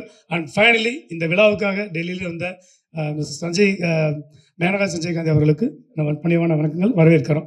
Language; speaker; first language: Tamil; native; Tamil